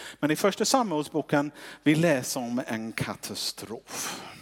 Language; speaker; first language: Swedish; non-native, fluent; English